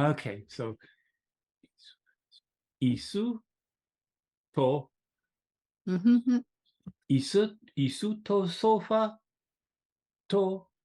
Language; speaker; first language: Japanese; non-native, learner; English